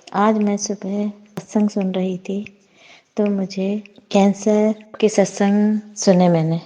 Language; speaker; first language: Hindi; native; Hindi